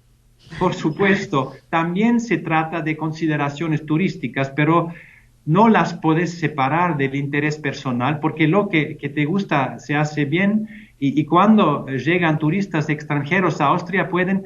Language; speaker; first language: Spanish; non-native, fluent; German